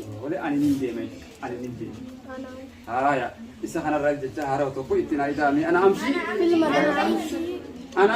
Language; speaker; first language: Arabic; non-native, fluent; Oromo